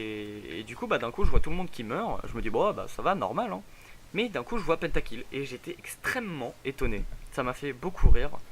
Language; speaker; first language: French; native; French